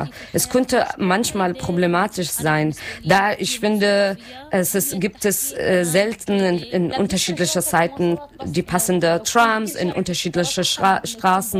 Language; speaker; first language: German; non-native, learner; Arabic